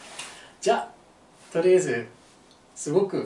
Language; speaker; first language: Japanese; non-native, learner; English